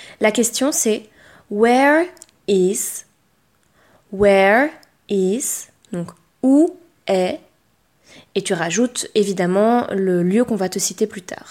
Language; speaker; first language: French; native; French